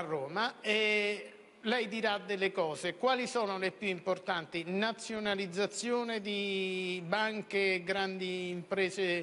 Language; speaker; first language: Italian; native; Italian